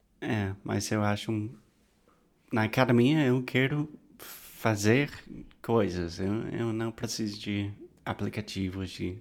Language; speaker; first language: Portuguese; non-native, fluent; English